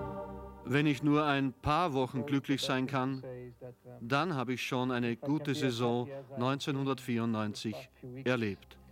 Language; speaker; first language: German; native; German